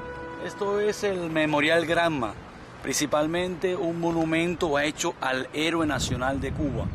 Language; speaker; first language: Spanish; native; Spanish